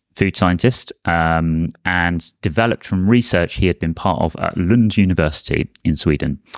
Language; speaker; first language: English; native; English